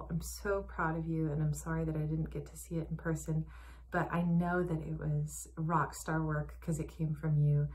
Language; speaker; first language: English; native; English